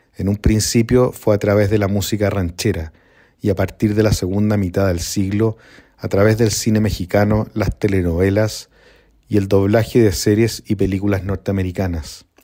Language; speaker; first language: Spanish; native; Spanish